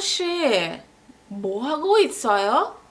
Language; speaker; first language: Korean; non-native, learner; English